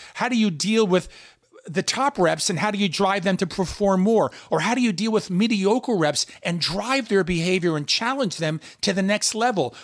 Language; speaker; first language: English; native; English